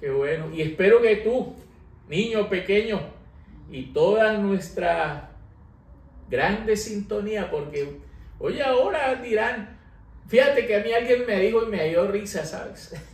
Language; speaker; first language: Spanish; native; Spanish